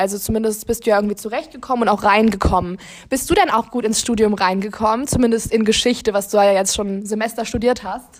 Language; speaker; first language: German; native; German